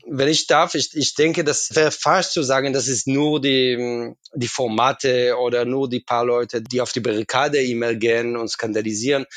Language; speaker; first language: German; non-native, fluent; Hebrew